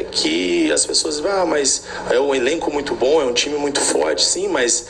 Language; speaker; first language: Portuguese; native; Portuguese